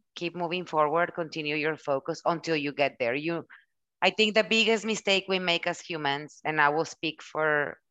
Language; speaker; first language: English; non-native, fluent; Spanish